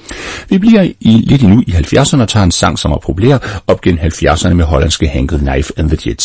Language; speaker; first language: Danish; native; Danish